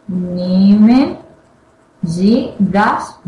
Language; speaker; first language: German; non-native, learner; Spanish